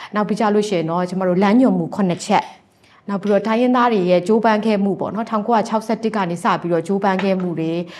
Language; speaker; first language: Burmese; non-native, local second language; Tedim Chin